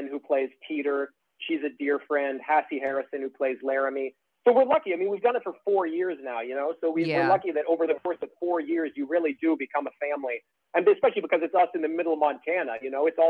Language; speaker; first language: English; native; English